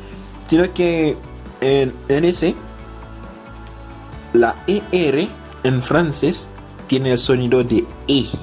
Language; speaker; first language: Spanish; non-native, fluent; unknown